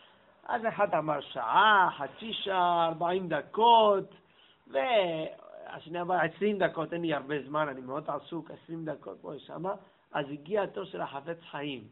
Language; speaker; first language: Hebrew; non-native, fluent; English